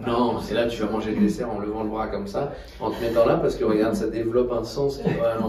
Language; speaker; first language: French; native; French